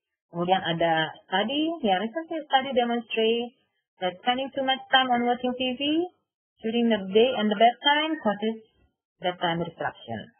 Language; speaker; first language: English; non-native, fluent; Indonesian